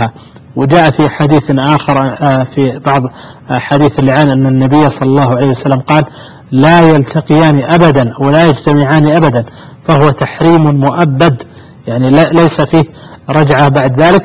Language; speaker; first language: Arabic; native; Arabic